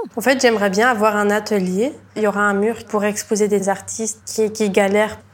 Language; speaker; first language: French; early bilingual, other home language; Bulgarian